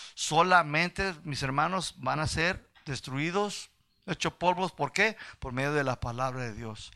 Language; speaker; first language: Spanish; early bilingual, heritage; Spanish